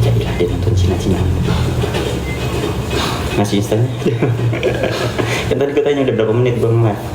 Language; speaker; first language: Indonesian; native; Indonesian